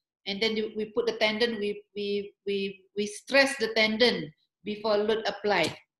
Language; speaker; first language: English; non-native, local second language; Malay